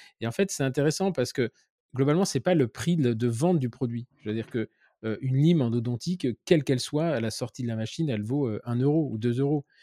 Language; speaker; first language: French; native; French